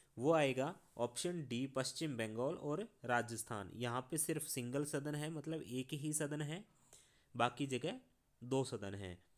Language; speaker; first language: Hindi; non-native, local second language; Punjabi